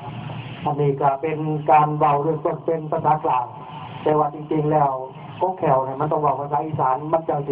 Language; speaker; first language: Thai; non-native, local second language; Lao